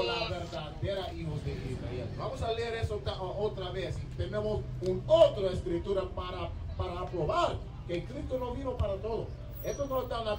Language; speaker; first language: Spanish; non-native, learner; English